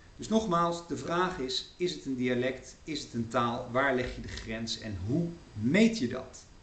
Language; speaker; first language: Dutch; native; Dutch